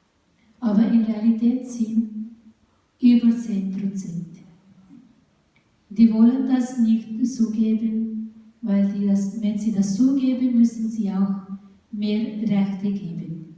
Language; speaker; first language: German; non-native, fluent; Urdu